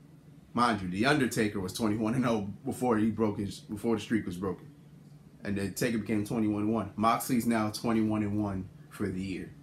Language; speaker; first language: English; native; English